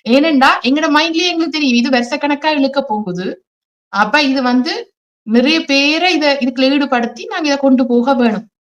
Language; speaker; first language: Tamil; early bilingual, heritage; Tamil